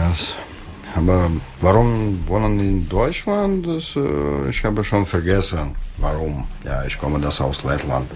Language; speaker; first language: German; non-native, learner; Russian